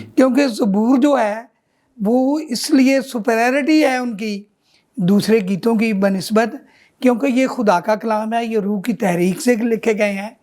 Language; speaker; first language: Urdu; non-native, local second language; Punjabi